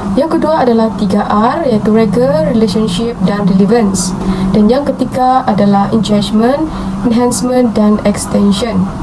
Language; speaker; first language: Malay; non-native, local second language; Central Dusun